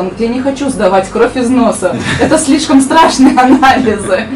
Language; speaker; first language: Russian; native; Russian